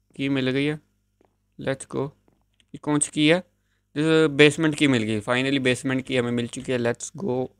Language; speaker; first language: Hindi; native; Hindi